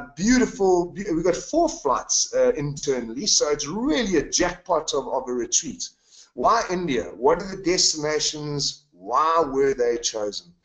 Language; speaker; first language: English; native; English